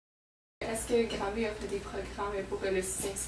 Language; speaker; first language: French; native; French